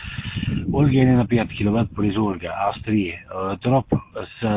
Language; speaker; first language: Russian; non-native, learner; German